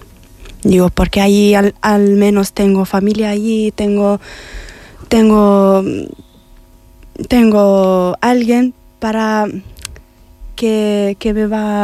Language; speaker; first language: Spanish; non-native, learner; Arabic